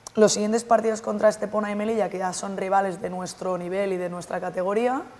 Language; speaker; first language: Spanish; native; Spanish